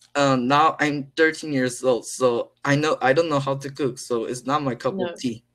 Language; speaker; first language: English; non-native, learner; Korean